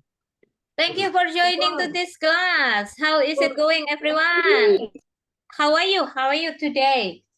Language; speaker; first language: English; non-native, fluent; Indonesian